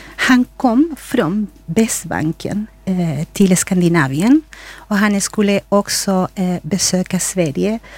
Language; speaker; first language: Swedish; non-native, fluent; Spanish